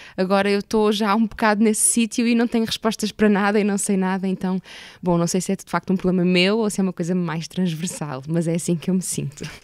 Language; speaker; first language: Portuguese; native; Portuguese